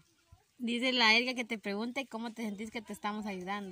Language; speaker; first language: Spanish; native; Spanish